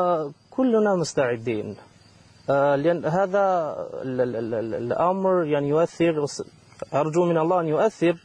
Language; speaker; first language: Arabic; non-native, fluent; Albanian